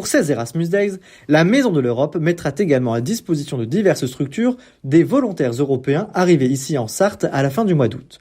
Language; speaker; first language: French; native; French